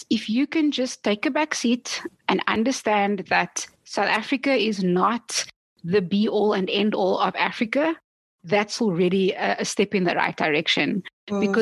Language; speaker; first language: English; non-native, local second language; Afrikaans